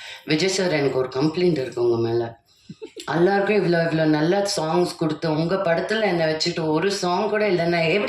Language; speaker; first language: Tamil; non-native, local second language; Telugu